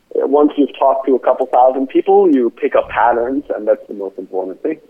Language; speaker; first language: English; non-native, fluent; Dutch